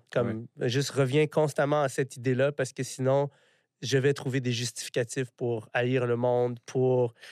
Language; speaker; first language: French; early bilingual, other home language; Arabic